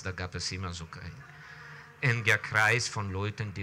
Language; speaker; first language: German; non-native, fluent; Ukrainian